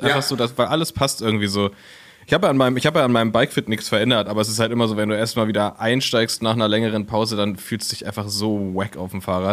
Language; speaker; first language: German; native; German